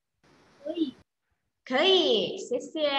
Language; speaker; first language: Chinese; non-native, fluent; Indonesian